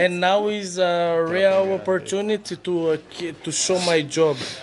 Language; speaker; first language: English; non-native, fluent; Portuguese